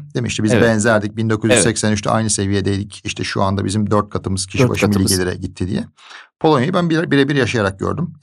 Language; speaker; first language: Turkish; native; Turkish